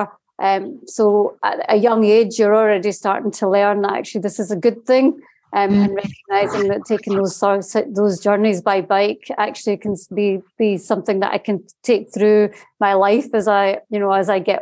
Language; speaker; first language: English; native; English